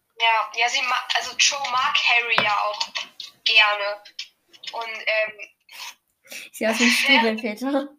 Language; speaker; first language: German; native; German